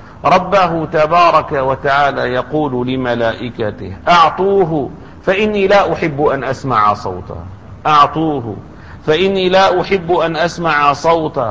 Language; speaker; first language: Arabic; native; Arabic